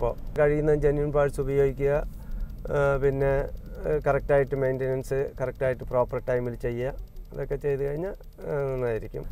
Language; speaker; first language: Malayalam; native; Malayalam